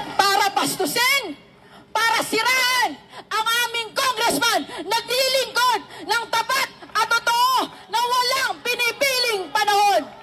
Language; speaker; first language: Filipino; native; Filipino